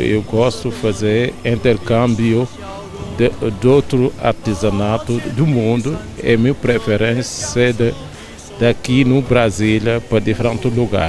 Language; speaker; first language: Portuguese; non-native, learner; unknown